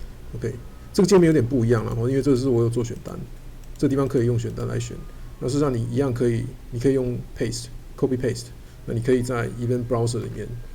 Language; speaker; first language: Chinese; native; Chinese